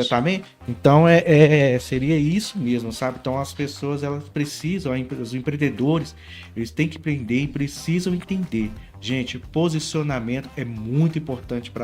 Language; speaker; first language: Portuguese; native; Portuguese